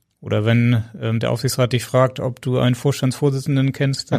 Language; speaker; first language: German; native; German